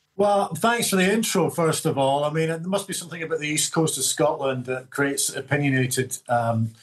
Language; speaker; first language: English; native; English